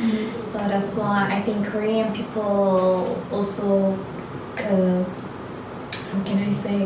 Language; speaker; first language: English; non-native, learner; Turkish